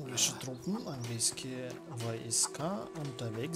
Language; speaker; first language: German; non-native, fluent; Russian